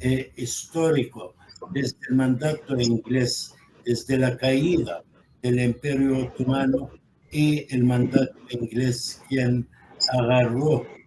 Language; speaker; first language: Spanish; non-native, fluent; Arabic